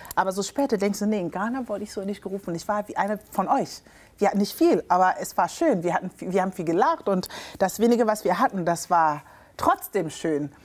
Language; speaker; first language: German; early bilingual, other home language; Akan